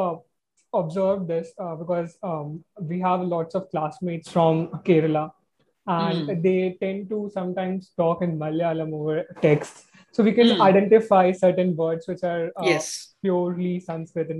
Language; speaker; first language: English; non-native, local second language; Hindi